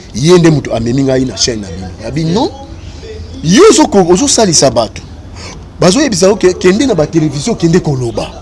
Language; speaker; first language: Lingala; non-native, local second language; Kongo